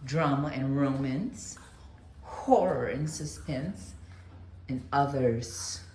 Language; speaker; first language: English; non-native, local second language; Filipino